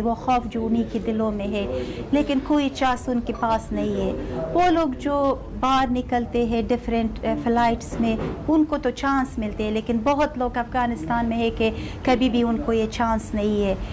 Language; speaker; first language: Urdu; non-native, fluent; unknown